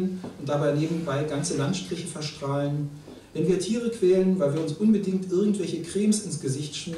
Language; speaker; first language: German; native; German